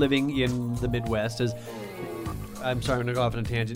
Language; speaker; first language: English; native; English